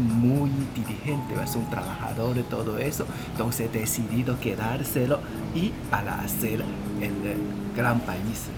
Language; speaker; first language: Spanish; non-native, learner; Chinese